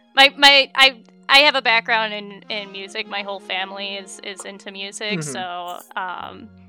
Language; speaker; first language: English; native; English